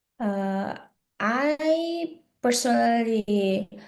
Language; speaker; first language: English; non-native, learner; Indonesian